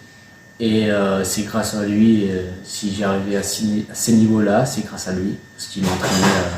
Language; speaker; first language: French; non-native, fluent; Spanish